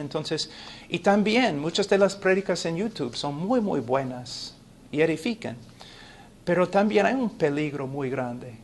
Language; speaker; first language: Spanish; non-native, fluent; English